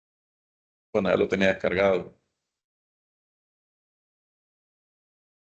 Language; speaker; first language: Spanish; native; Spanish